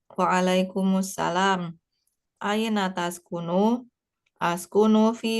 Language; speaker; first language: Arabic; non-native, learner; Indonesian